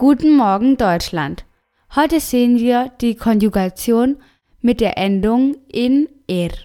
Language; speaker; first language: German; non-native, fluent; Spanish